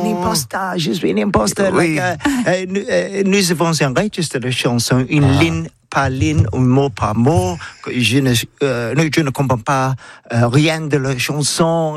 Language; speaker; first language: French; non-native, learner; English